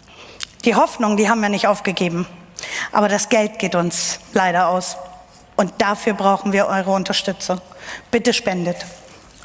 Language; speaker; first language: German; non-native, fluent; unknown